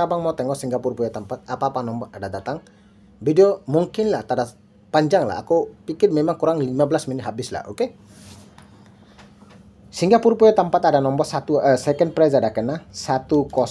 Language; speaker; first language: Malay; non-native, learner; Bangla